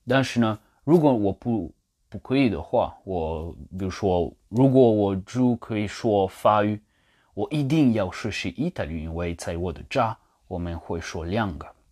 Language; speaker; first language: Chinese; non-native, learner; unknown